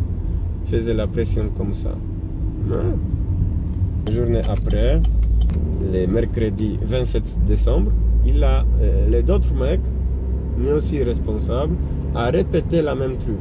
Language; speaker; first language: French; non-native, learner; Polish